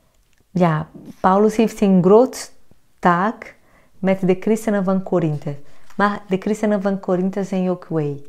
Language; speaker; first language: Dutch; non-native, fluent; Portuguese